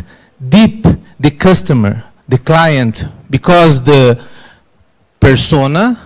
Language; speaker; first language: English; non-native, learner; Portuguese